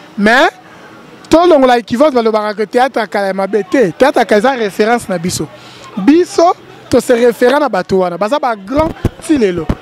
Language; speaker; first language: Lingala; native; Lingala